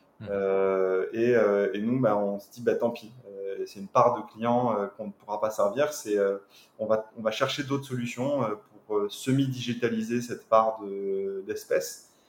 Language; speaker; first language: French; native; French